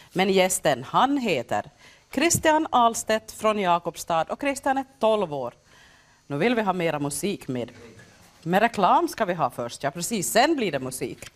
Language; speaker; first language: Swedish; native; Swedish